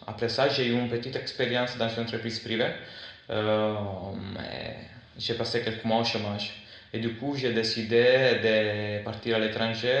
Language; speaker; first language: French; non-native, fluent; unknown